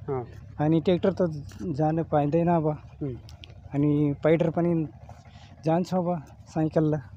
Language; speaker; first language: Nepali; non-native, local second language; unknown